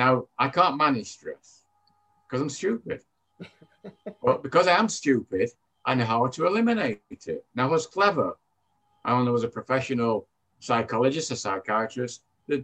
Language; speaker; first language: English; native; English